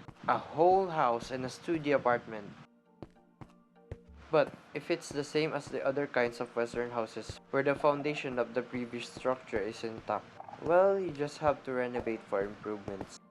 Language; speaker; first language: English; non-native, local second language; Filipino